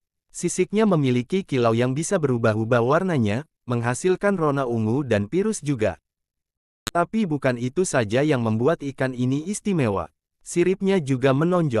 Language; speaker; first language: Indonesian; native; Indonesian